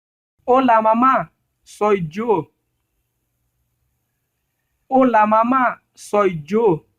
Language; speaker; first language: Spanish; non-native, learner; Haitian Creole